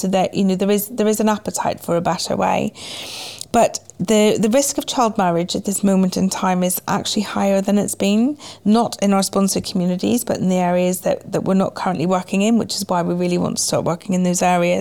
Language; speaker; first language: English; native; English